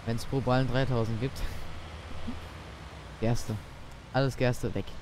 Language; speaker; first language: German; native; German